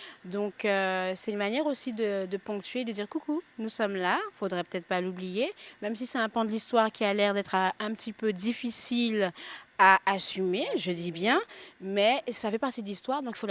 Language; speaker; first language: French; native; French